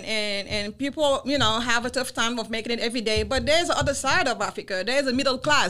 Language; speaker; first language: English; non-native, fluent; Wolof